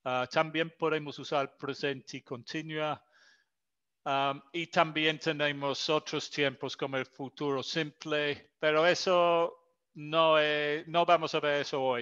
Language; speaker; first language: Spanish; non-native, fluent; English